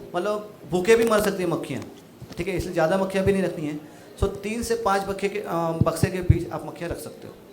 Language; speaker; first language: Hindi; non-native, local second language; Marathi